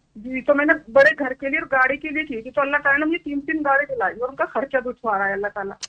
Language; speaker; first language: Urdu; native; Urdu